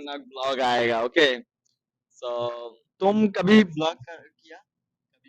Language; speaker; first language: Hindi; non-native, learner; Bangla